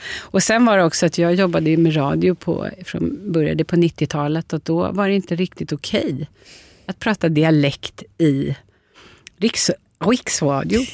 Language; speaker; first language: Swedish; native; Swedish